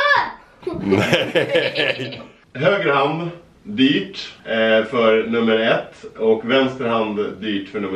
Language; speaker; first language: Swedish; native; Swedish